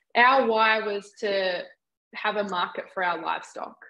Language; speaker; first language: English; native; English